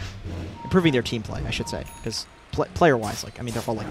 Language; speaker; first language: English; native; English